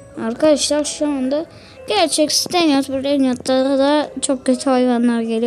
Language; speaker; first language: Turkish; native; Turkish